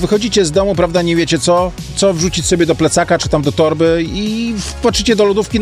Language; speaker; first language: Polish; native; Polish